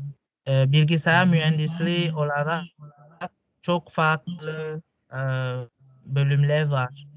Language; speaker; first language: Turkish; non-native, fluent; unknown